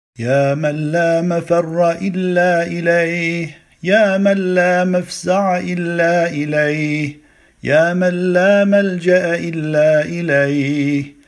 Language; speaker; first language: Arabic; non-native, fluent; Turkish